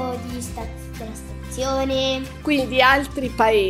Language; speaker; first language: Italian; native; Italian